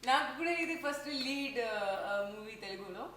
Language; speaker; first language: Telugu; non-native, learner; Tamil